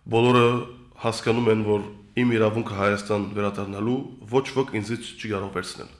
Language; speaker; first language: Armenian; early bilingual, heritage; Armenian